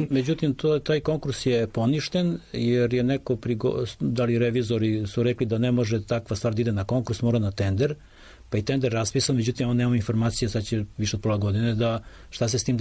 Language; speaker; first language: Serbian; native; Serbian